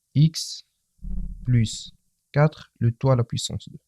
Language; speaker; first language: French; non-native, local second language; Arabic